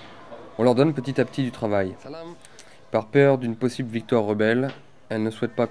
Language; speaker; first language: French; native; French